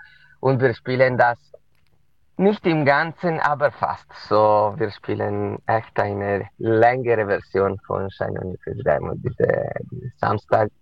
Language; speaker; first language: German; non-native, local second language; Italian